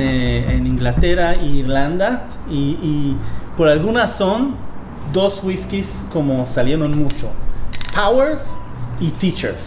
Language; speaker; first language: Spanish; non-native, fluent; English